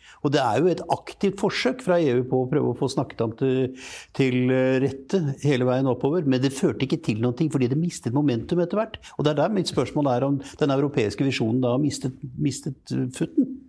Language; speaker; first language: Norwegian; native; Norwegian